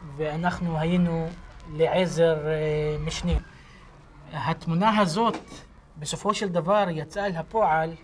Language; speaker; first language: Hebrew; non-native, local second language; Arabic